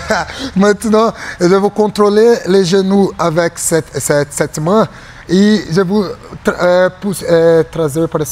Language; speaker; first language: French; non-native, learner; Portuguese